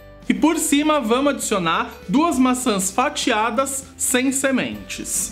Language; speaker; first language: Portuguese; native; Portuguese